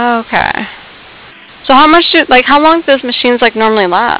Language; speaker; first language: English; native; English